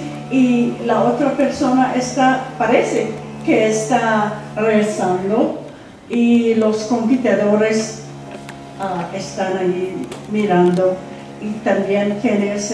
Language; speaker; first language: Spanish; non-native, fluent; English